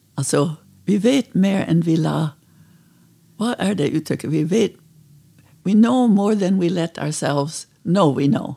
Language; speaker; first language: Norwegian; non-native, fluent; English